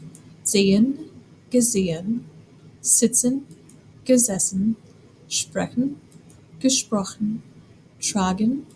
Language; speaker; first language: German; non-native, fluent; English